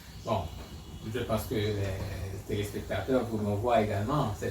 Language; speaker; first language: French; native; French